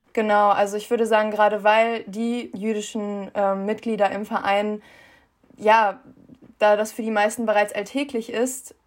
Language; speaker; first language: German; native; German